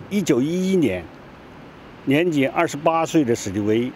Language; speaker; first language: Chinese; native; Chinese